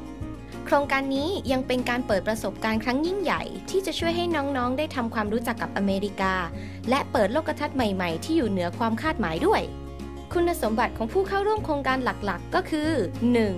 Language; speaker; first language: Thai; native; Thai